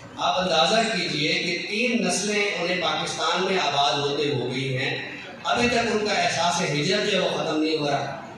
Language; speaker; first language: Urdu; non-native, local second language; Saraiki